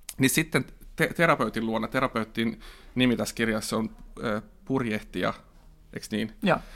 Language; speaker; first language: Finnish; non-native, local second language; Swedish